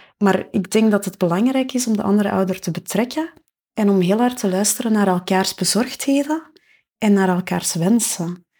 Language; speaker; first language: Dutch; native; Dutch